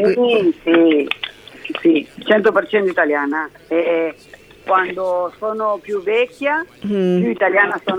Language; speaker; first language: Italian; early bilingual, heritage; Spanish